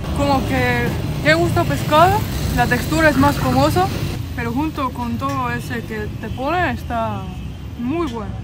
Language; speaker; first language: Spanish; non-native, fluent; Estonian